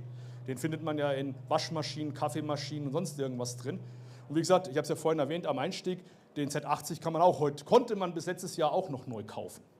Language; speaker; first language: German; native; German